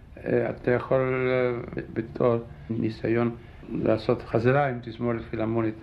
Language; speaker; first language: Hebrew; non-native, fluent; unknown